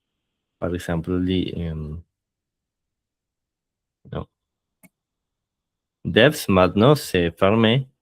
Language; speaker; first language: French; non-native, learner; Spanish